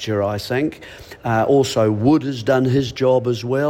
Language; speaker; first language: English; native; English